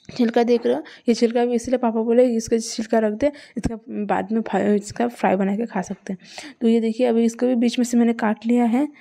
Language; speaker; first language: Hindi; non-native, local second language; Bangla